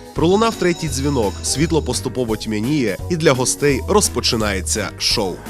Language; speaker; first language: Ukrainian; native; Ukrainian